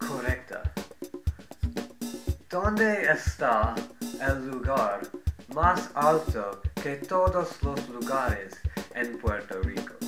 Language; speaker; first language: Spanish; non-native, learner; English